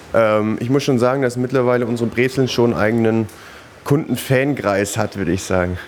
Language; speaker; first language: German; native; German